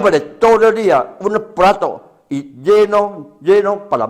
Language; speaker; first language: Spanish; non-native, learner; Chinese